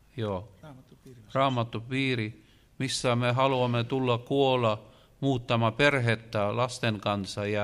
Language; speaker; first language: Finnish; non-native, learner; Russian